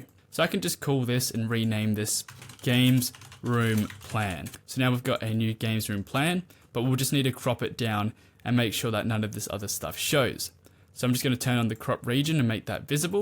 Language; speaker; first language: English; native; English